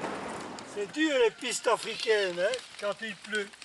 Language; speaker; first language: French; native; French